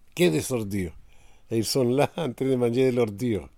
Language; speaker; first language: French; non-native, fluent; Spanish